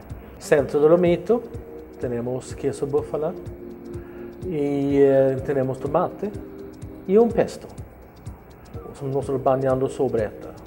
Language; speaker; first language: Spanish; non-native, learner; Swedish